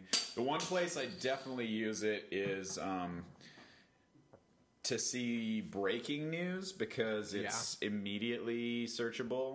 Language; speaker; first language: English; native; English